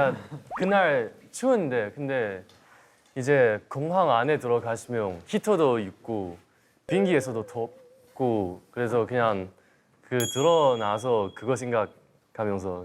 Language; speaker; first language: Korean; non-native, fluent; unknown